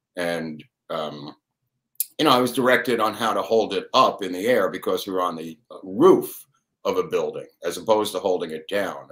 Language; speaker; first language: English; native; English